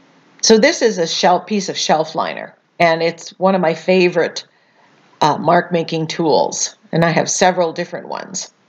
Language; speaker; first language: English; native; English